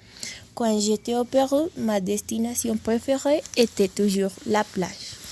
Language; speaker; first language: French; non-native, learner; Spanish